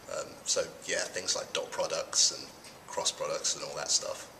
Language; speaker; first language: English; native; English